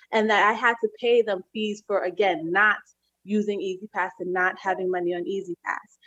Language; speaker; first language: English; native; English